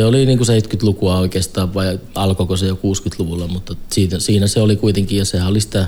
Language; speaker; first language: Finnish; native; Finnish